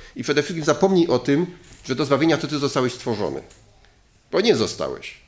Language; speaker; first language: Polish; native; Polish